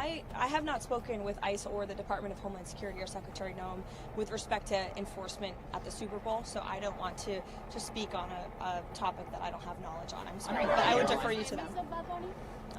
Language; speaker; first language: English; native; English